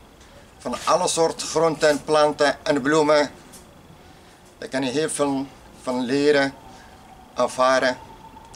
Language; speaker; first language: Dutch; non-native, learner; Arabic